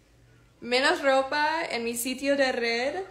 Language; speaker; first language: Spanish; non-native, learner; English